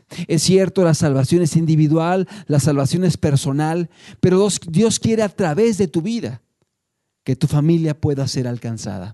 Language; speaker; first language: Spanish; native; Spanish